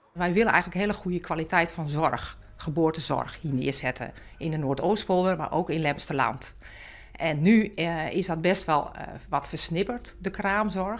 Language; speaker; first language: Dutch; native; Dutch